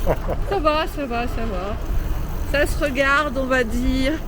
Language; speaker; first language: French; native; French